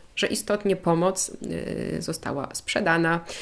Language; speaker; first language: Polish; native; Polish